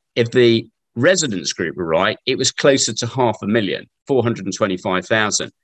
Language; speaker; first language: English; native; English